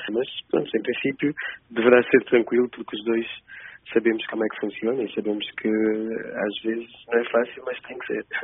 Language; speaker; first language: Portuguese; non-native, local second language; Kabuverdianu